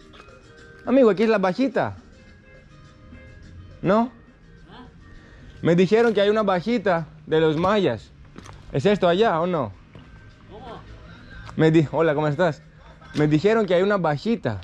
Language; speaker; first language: Spanish; non-native, learner; Greek